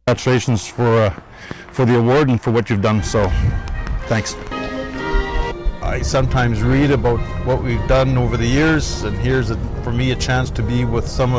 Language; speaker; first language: English; non-native, local second language; French